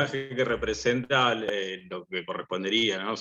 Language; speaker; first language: Spanish; native; Spanish